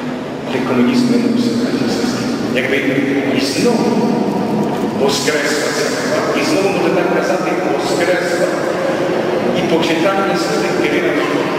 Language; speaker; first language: Ukrainian; non-native, local second language; Rusyn